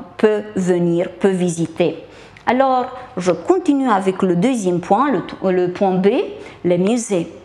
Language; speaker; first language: French; non-native, fluent; Romanian